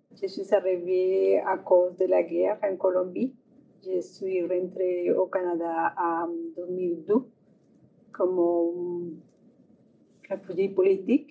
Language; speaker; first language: French; non-native, learner; Spanish